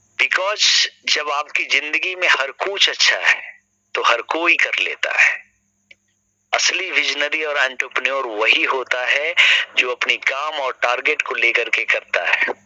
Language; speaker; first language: Hindi; native; Hindi